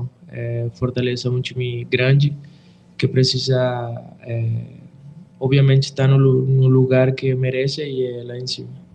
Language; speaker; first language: Portuguese; non-native, fluent; Spanish